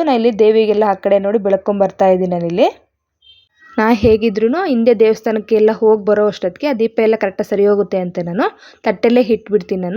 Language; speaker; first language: Kannada; native; Kannada